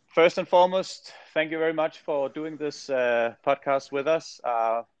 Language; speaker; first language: English; non-native, fluent; Danish